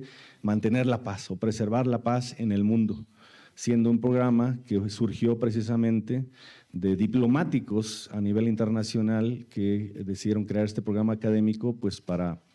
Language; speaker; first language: Spanish; native; Spanish